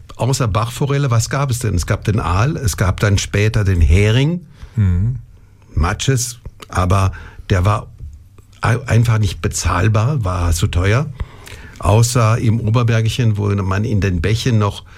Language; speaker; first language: German; non-native, local second language; French